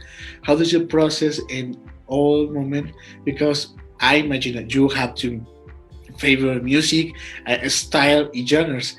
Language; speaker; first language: English; non-native, learner; Spanish